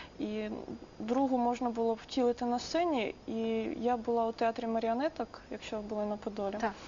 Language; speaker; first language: Ukrainian; native; Ukrainian